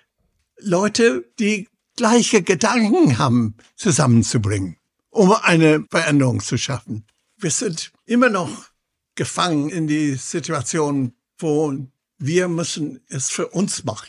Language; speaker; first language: German; non-native, fluent; English